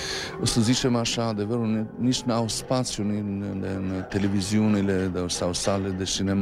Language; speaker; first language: Romanian; non-native, fluent; Albanian